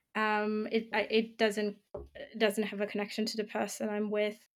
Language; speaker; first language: English; non-native, fluent; German